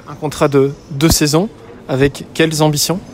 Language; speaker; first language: French; native; French